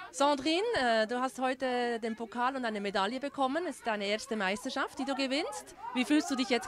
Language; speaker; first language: German; native; German